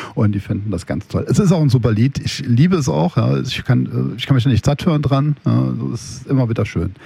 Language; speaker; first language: German; native; German